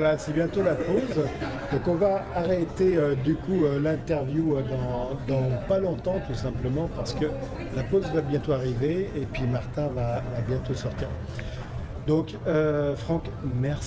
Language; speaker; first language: French; native; French